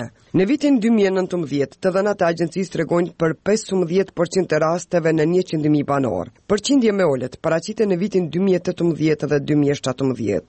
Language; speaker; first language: Albanian; native; Albanian